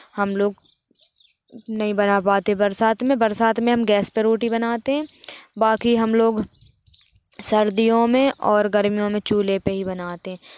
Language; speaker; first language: Hindi; native; Hindi